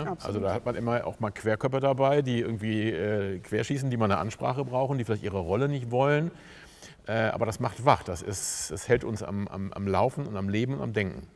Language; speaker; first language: German; native; German